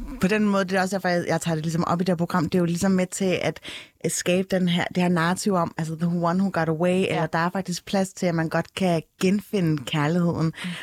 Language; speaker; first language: Danish; early bilingual, other home language; Arabic